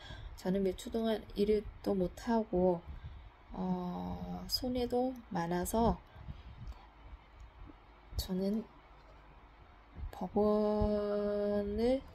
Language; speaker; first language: Korean; non-native, fluent; Vietnamese